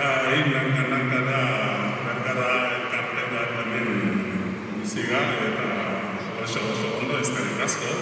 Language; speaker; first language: Basque; non-native, learner; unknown